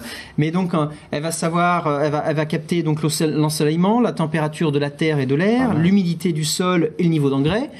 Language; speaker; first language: French; native; French